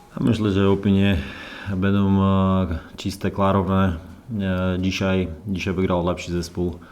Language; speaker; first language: Polish; non-native, learner; Slovak